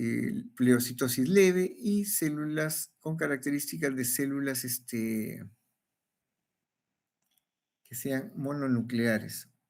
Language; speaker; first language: Spanish; native; Spanish